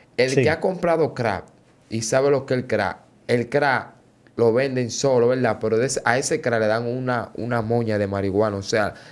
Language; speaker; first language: Spanish; native; Spanish